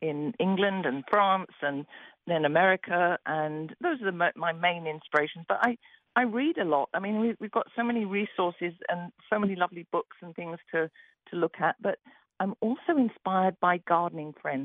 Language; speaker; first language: English; native; English